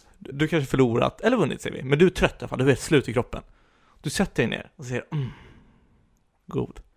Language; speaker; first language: Swedish; native; Swedish